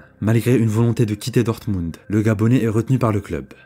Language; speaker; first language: French; native; French